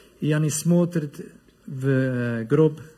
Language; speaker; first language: Russian; non-native, learner; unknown